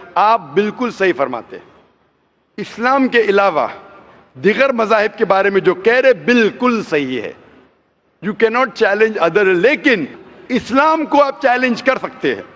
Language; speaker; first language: Hindi; non-native, local second language; Konkani